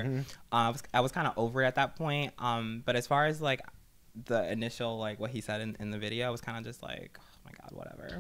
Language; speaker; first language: English; native; English